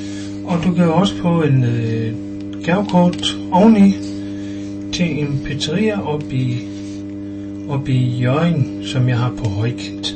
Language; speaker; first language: Danish; native; Danish